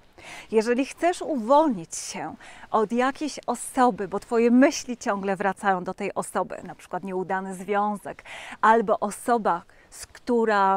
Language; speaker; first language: Polish; native; Polish